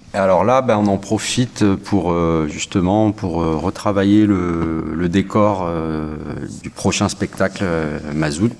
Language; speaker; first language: French; native; French